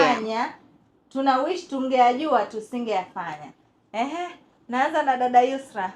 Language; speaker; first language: Swahili; native; Swahili